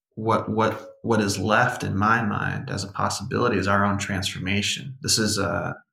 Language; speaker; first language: English; early bilingual, other home language; Portuguese